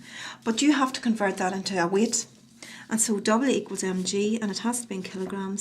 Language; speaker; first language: English; native; English